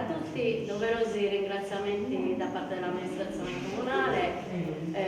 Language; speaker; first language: Italian; native; Italian